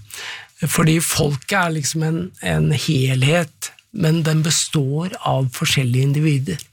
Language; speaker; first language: Norwegian; native; Norwegian